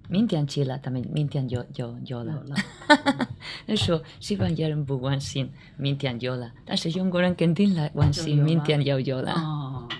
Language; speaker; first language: Chinese; non-native, learner; Spanish